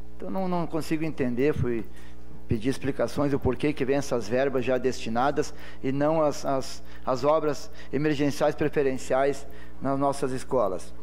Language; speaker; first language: Portuguese; native; Portuguese